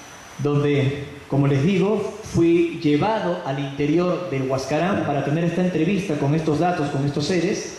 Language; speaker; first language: Spanish; native; Spanish